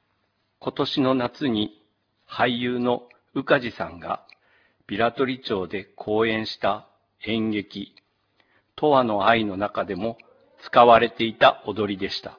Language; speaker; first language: Japanese; native; Japanese